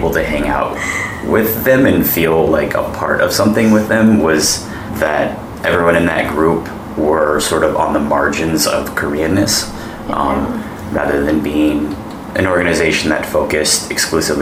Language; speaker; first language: English; native; English